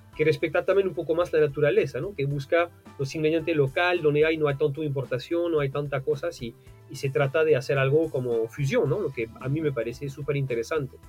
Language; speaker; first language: Spanish; non-native, fluent; French